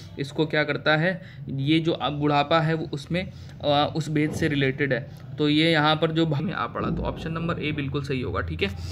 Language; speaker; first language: Hindi; native; Hindi